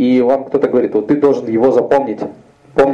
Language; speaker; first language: Russian; native; Russian